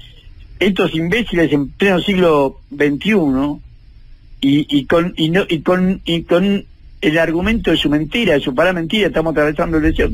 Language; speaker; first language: Spanish; native; Spanish